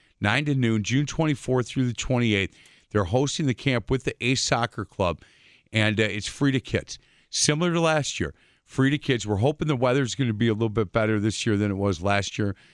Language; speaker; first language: English; native; English